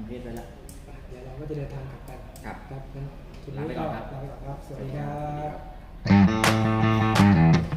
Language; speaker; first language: Thai; native; Thai